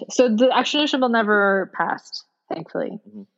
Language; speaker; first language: English; non-native, local second language; Cantonese